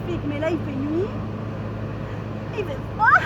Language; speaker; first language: French; native; French